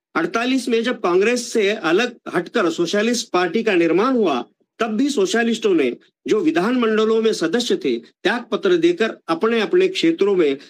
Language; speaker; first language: Hindi; non-native, local second language; Marathi